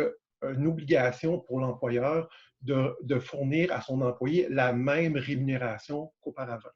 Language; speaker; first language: French; native; French